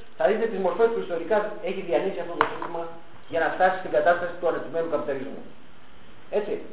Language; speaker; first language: Greek; early bilingual, heritage; Greek